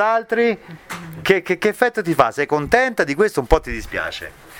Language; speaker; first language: Italian; native; Italian